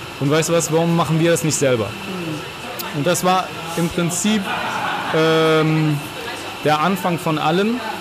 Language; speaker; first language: German; early bilingual, other home language; Arabic